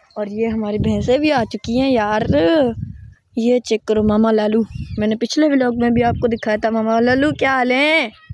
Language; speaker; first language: Urdu; non-native, local second language; Sindhi